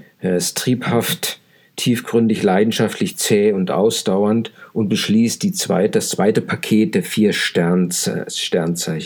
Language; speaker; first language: German; native; German